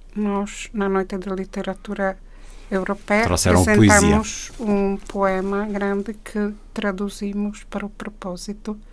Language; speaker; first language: Portuguese; non-native, fluent; Czech